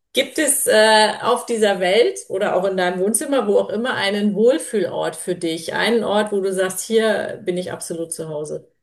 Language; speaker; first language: German; native; German